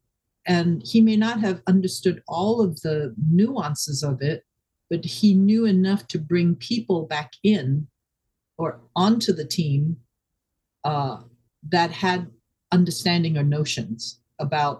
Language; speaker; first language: English; non-native, local second language; Wu Chinese